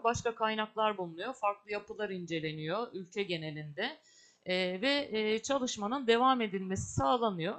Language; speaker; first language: Turkish; native; Turkish